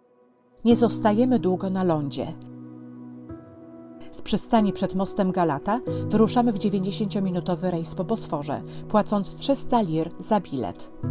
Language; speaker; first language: Polish; native; Polish